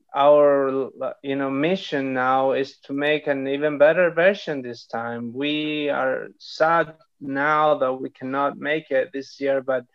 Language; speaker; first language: English; non-native, fluent; Spanish